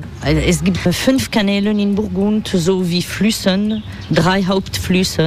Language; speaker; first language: German; non-native, fluent; French